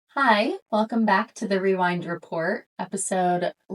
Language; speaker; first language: English; native; English